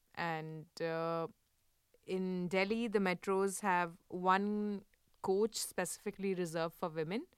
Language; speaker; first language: English; non-native, local second language; Hindi